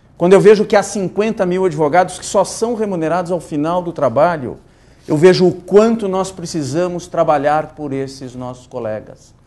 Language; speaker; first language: Portuguese; native; Portuguese